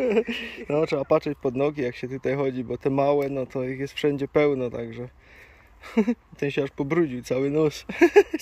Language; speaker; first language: Polish; native; Polish